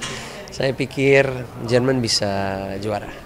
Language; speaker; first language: Indonesian; non-native, fluent; Dutch